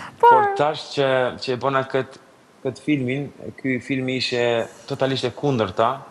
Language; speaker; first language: Albanian; native; Albanian